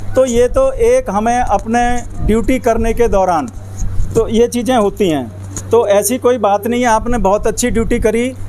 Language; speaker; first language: Hindi; native; Hindi